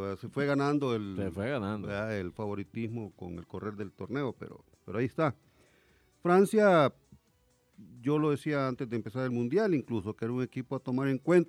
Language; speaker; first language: Spanish; native; Spanish